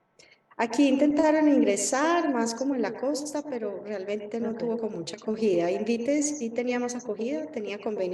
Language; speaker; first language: Spanish; native; Spanish